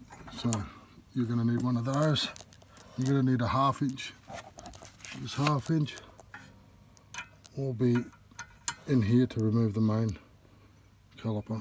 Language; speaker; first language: English; native; English